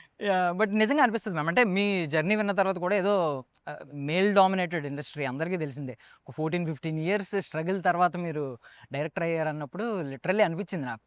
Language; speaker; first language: Telugu; native; Telugu